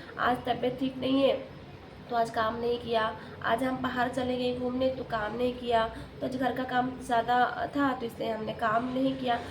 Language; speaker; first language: Hindi; non-native, local second language; Odia